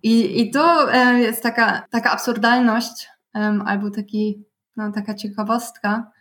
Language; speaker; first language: Polish; non-native, fluent; German